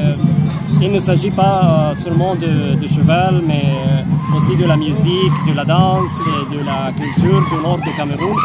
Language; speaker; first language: French; non-native, fluent; Arabic